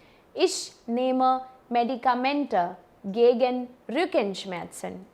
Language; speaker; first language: German; non-native, fluent; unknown